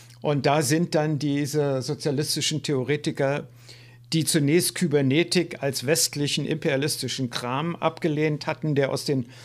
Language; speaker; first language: German; native; German